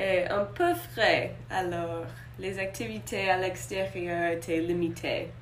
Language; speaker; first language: French; non-native, learner; English